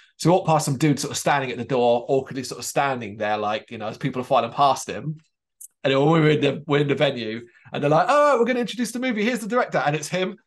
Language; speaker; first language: English; native; English